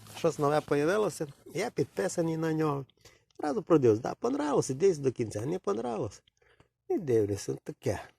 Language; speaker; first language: Ukrainian; non-native, local second language; Russian